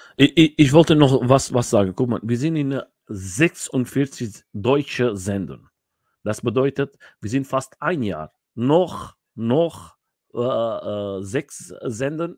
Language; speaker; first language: German; non-native, learner; Portuguese